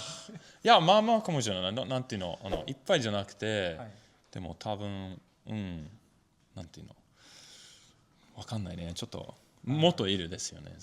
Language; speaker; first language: Japanese; non-native, learner; English